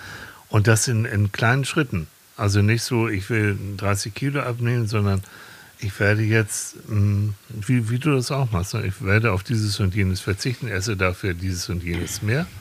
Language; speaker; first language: German; native; German